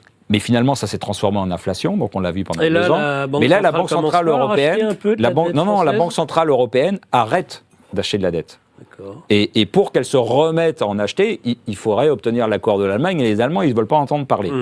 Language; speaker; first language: French; native; French